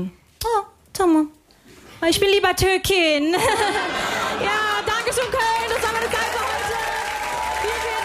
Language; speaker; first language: German; early bilingual, other home language; Arabic